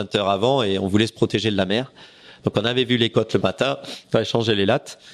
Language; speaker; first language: French; native; French